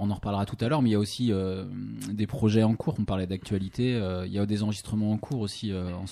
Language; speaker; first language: French; native; French